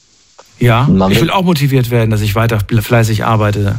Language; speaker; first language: German; native; German